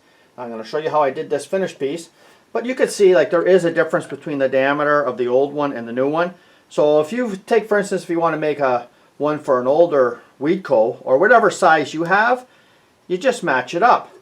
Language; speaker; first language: English; native; English